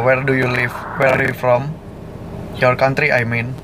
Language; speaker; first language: English; non-native, learner; Indonesian